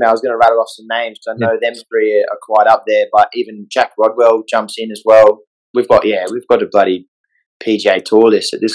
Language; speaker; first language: English; native; English